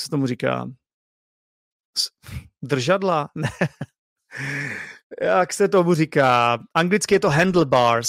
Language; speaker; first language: Czech; native; Czech